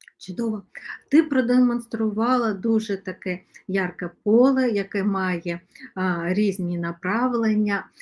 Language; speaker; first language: Ukrainian; non-native, local second language; Russian